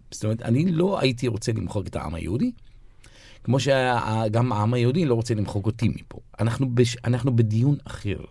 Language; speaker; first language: Hebrew; non-native, local second language; Arabic